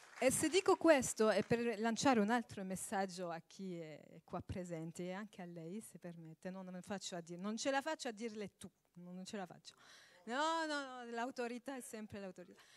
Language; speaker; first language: Italian; early bilingual, heritage; Italian